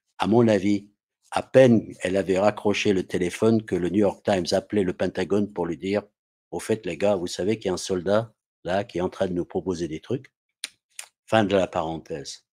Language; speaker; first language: French; non-native, fluent; English